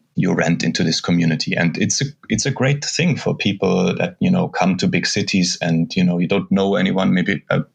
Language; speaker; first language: English; non-native, fluent; German